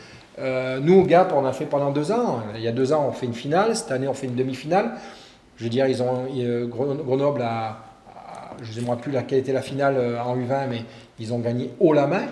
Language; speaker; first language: French; native; French